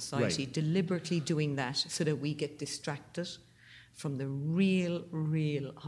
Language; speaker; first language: English; native; English